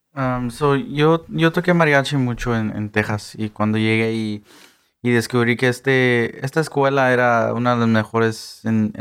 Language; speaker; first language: Spanish; early bilingual, heritage; Spanish